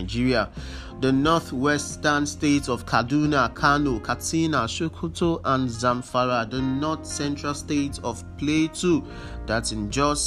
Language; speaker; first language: English; non-native, local second language; Yoruba